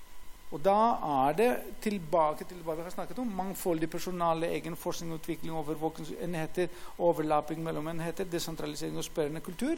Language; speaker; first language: Norwegian; non-native, fluent; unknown